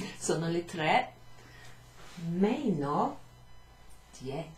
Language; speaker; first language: Italian; non-native, fluent; English